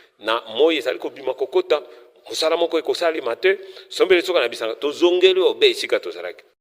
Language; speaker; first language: Lingala; native; Lingala